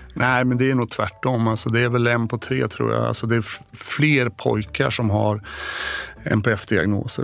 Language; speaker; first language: Swedish; native; Swedish